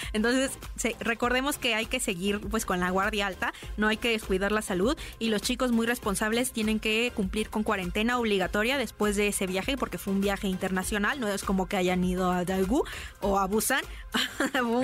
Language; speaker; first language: Spanish; native; Spanish